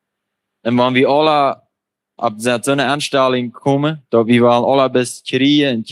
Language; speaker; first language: German; non-native, local second language; Plautdietsch